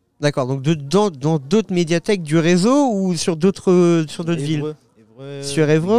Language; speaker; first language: French; native; French